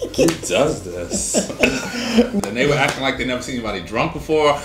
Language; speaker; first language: English; native; English